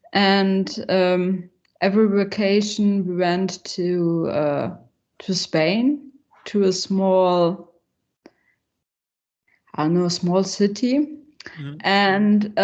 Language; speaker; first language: English; non-native, fluent; German